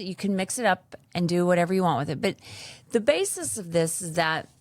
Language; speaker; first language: English; native; English